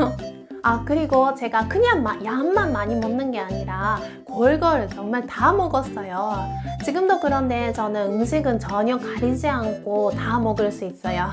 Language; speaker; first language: Korean; non-native, fluent; Japanese